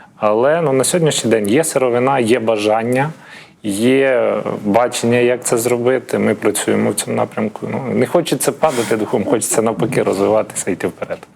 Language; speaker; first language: Ukrainian; native; Ukrainian